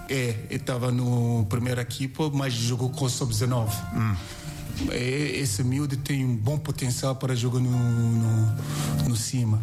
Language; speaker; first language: Portuguese; non-native, learner; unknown